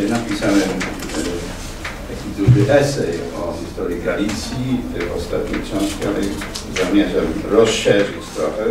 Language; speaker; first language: Polish; non-native, fluent; English